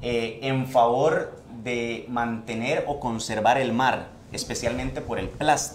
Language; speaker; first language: Spanish; native; Spanish